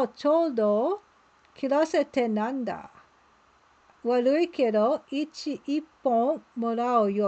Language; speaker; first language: Japanese; non-native, learner; English